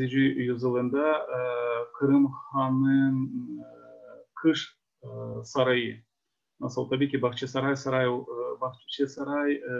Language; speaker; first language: Turkish; non-native, fluent; Ukrainian